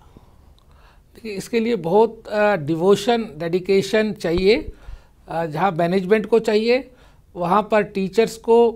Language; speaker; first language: Hindi; native; Hindi